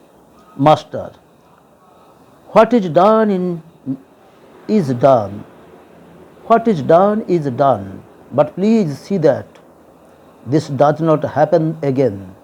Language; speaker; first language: English; non-native, local second language; Bangla